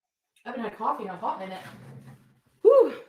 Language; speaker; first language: English; native; English